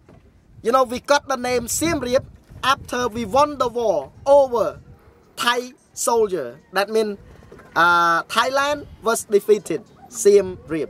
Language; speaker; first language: English; non-native, fluent; Khmer